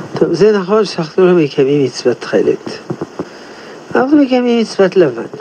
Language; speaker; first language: Hebrew; non-native, fluent; French